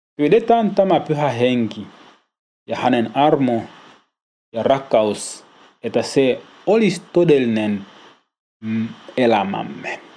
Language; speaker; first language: Finnish; non-native, learner; Swahili